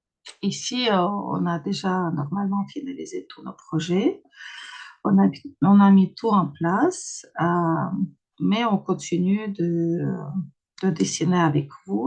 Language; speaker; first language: French; non-native, fluent; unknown